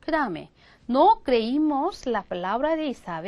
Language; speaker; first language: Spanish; non-native, fluent; Korean